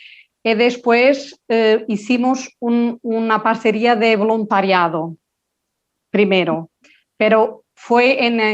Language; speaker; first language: Spanish; non-native, local second language; Portuguese